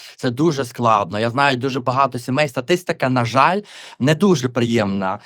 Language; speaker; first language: Ukrainian; native; Ukrainian